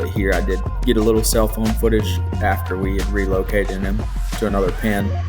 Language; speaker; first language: English; native; English